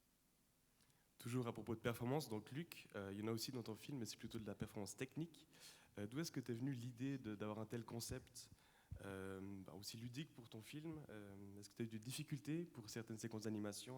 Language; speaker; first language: French; native; French